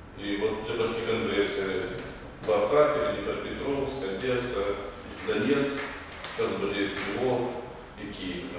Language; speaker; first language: Russian; native; Russian